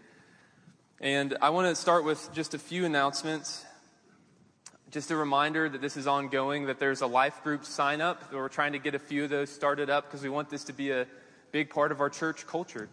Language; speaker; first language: English; native; English